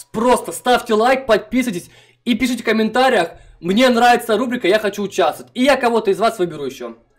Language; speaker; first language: Russian; non-native, local second language; Kazakh